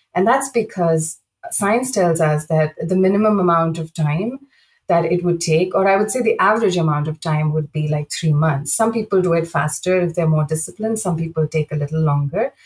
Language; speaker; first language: English; non-native, local second language; Telugu